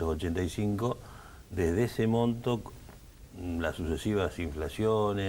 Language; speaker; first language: Spanish; native; Spanish